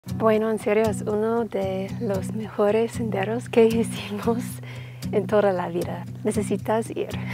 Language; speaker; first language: Spanish; non-native, learner; English